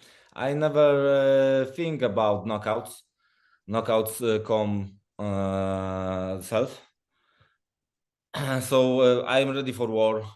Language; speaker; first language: English; non-native, learner; Polish